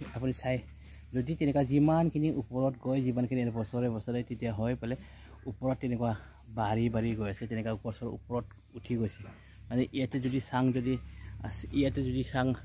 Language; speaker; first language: Assamese; non-native, local second language; Garo